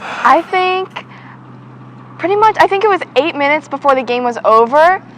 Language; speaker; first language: English; native; English